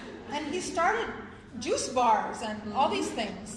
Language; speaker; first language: English; native; English